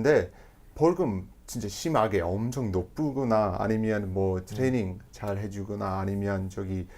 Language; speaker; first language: Korean; non-native, fluent; English